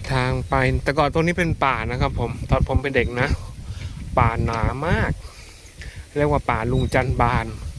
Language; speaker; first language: Thai; non-native, local second language; Northeastern Thai